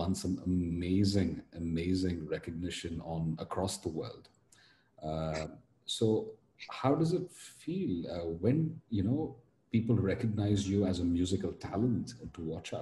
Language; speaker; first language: English; non-native, local second language; Tamil